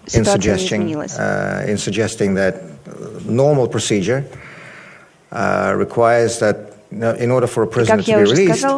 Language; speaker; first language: English; non-native, fluent; Russian